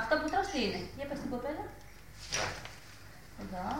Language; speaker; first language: Greek; native; Greek